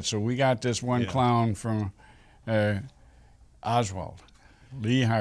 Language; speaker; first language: English; native; English